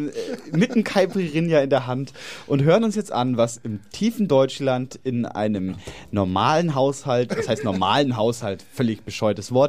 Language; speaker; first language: German; native; German